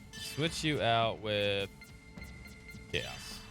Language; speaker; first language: English; native; English